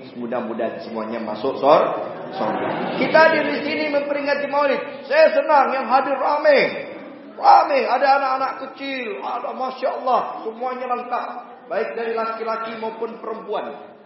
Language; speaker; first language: Indonesian; native; Indonesian